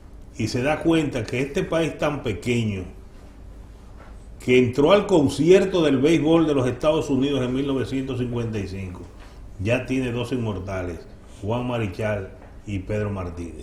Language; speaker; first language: Spanish; native; Spanish